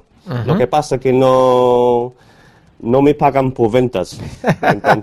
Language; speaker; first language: Spanish; non-native, fluent; English